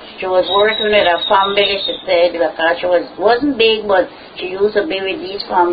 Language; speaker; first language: English; native; English